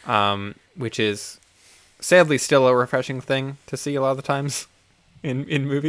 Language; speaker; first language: English; native; English